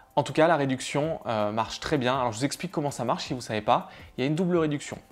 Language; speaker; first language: French; native; French